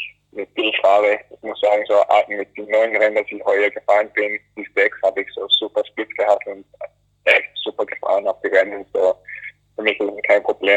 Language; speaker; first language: German; non-native, fluent; English